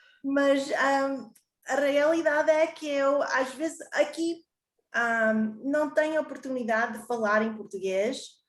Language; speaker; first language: Portuguese; early bilingual, heritage; Portuguese